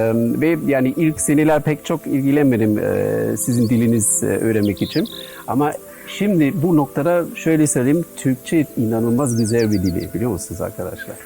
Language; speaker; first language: Turkish; non-native, learner; German